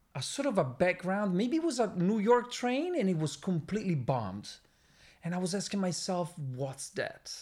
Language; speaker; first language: English; non-native, fluent; Italian